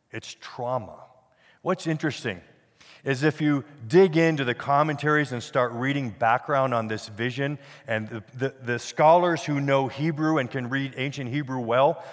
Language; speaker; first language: English; native; English